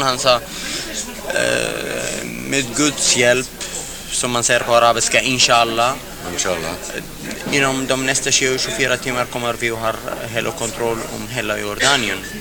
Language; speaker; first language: Swedish; non-native, fluent; Arabic